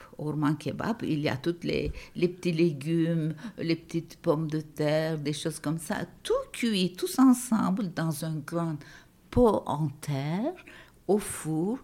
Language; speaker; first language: French; non-native, fluent; Turkish